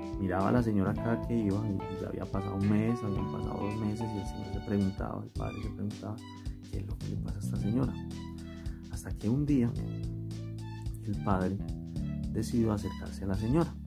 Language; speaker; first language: Spanish; native; Spanish